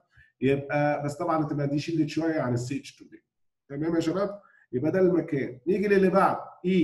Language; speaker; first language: Arabic; native; Arabic